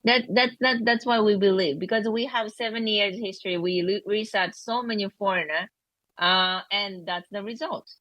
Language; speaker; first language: English; non-native, learner; Japanese